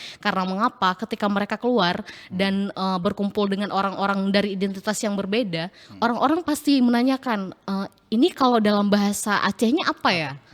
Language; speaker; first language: Indonesian; non-native, local second language; Achinese